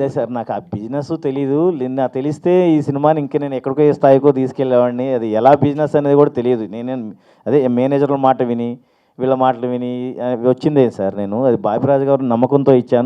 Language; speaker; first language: Telugu; native; Telugu